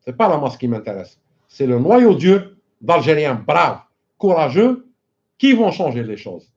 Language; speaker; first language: French; non-native, local second language; Arabic